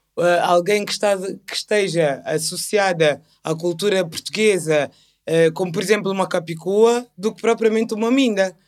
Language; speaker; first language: Portuguese; native; Portuguese